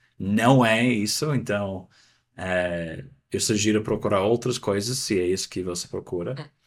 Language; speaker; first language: Portuguese; non-native, fluent; English